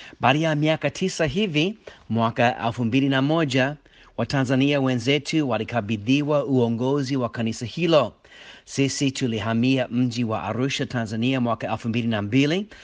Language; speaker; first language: Swahili; non-native, fluent; English